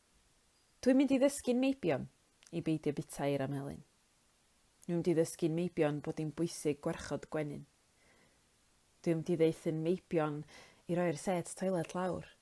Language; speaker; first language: Welsh; native; Welsh